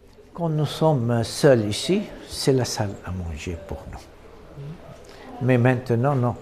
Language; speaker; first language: French; non-native, local second language; Arabic